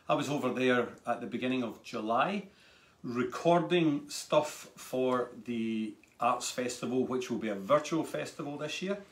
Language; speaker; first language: English; native; English